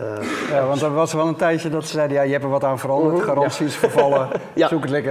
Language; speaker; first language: Dutch; native; Dutch